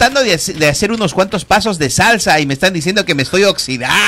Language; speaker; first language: Spanish; native; Spanish